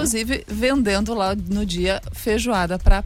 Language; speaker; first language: Portuguese; native; Portuguese